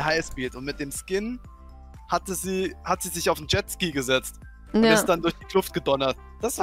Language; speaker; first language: German; native; German